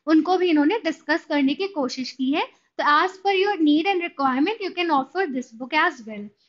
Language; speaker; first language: Hindi; native; Hindi